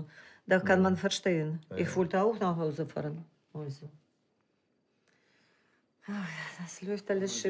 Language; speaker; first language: German; non-native, fluent; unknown